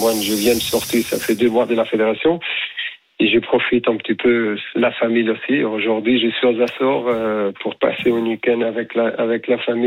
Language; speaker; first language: French; non-native, fluent; Portuguese